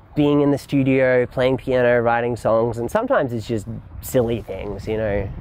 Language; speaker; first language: English; native; English